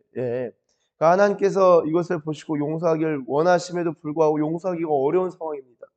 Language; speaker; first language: Korean; native; Korean